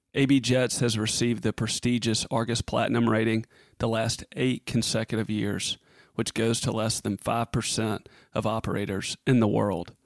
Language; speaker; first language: English; native; English